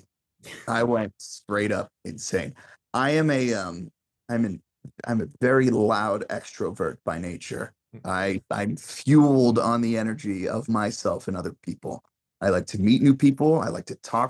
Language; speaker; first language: English; native; English